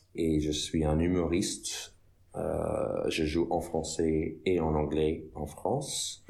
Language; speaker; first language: French; non-native, fluent; English